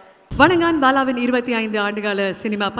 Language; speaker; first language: Tamil; native; Tamil